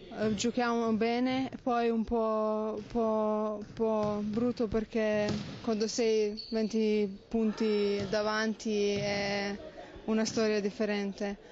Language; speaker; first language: Italian; non-native, learner; Slovenian